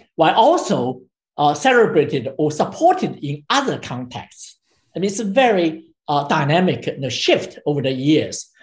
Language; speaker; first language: English; non-native, fluent; Chinese